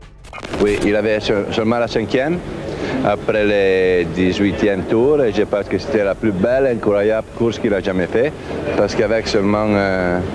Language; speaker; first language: French; non-native, learner; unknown